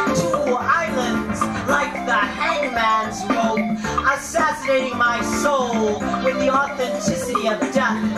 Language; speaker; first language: English; early bilingual, other home language; Spanish